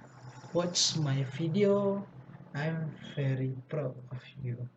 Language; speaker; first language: English; non-native, learner; Indonesian